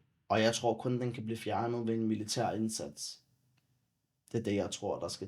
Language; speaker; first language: Danish; early bilingual, other home language; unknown